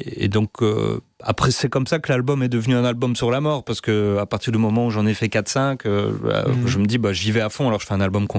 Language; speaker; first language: French; native; French